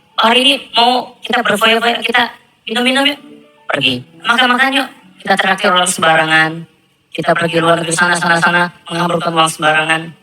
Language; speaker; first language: Indonesian; non-native, fluent; Korean